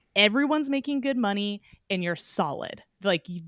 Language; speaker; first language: English; native; English